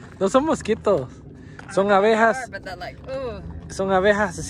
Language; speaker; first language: Spanish; native; Spanish